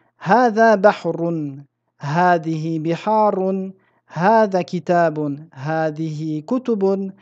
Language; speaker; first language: Arabic; non-native, fluent; French